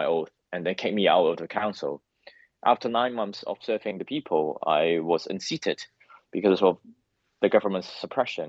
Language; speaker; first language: English; non-native, local second language; Cantonese